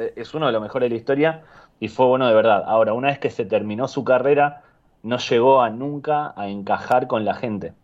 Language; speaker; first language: Spanish; native; Spanish